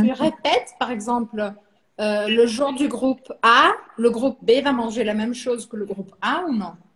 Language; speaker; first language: French; non-native, fluent; Portuguese